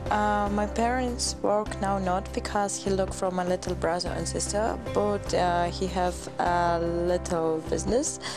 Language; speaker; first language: English; non-native, learner; German